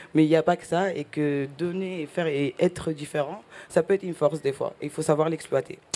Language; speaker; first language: French; early bilingual, other home language; Spanish